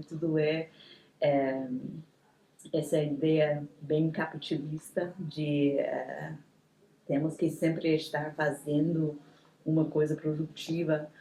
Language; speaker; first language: Portuguese; non-native, fluent; English